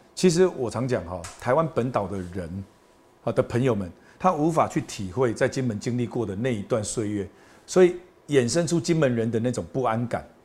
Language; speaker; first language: Chinese; non-native, local second language; Min Nan Chinese